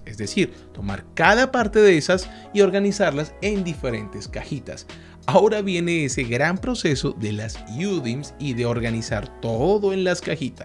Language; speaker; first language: Spanish; native; Spanish